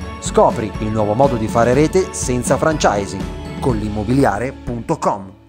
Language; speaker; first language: Italian; native; Italian